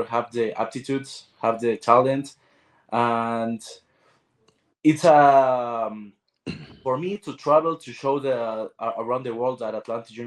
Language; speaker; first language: English; non-native, learner; Spanish